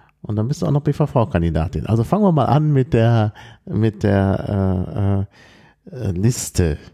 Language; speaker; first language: German; native; German